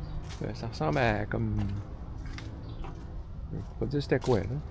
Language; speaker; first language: French; native; French